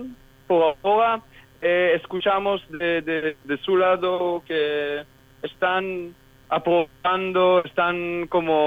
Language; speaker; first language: Spanish; non-native, fluent; Hebrew